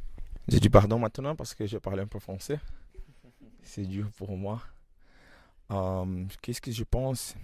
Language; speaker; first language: French; non-native, learner; Portuguese